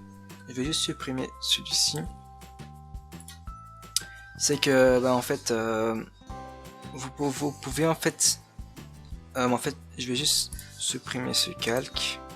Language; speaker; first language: French; native; French